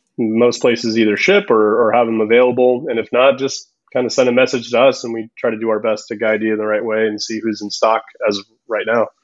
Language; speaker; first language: English; early bilingual, other home language; Spanish